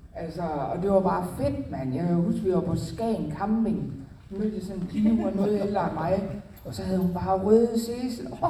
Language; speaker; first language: Danish; native; Danish